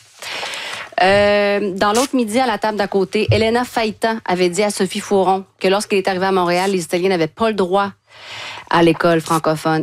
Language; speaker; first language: French; native; French